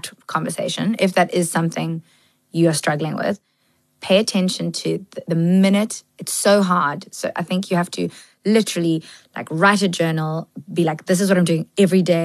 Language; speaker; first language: English; native; English